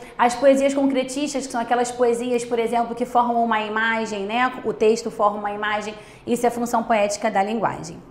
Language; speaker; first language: Portuguese; native; Portuguese